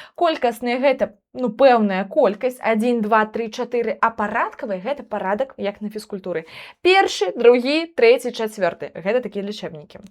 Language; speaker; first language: Belarusian; non-native, local second language; Russian